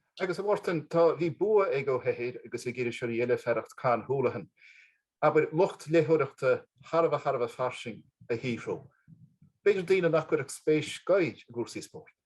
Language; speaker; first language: Irish; native; Irish